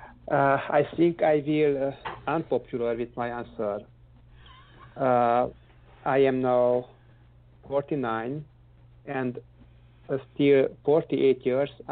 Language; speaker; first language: English; non-native, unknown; Hungarian